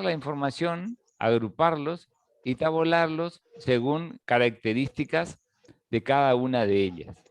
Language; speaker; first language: Spanish; native; Spanish